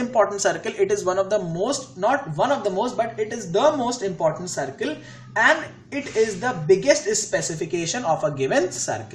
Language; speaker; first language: English; non-native, local second language; Hindi